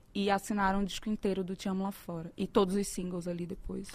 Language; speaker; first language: Portuguese; native; Portuguese